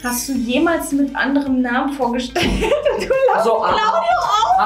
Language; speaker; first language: German; native; German